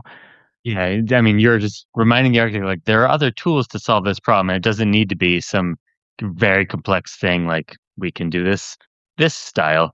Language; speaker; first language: English; native; English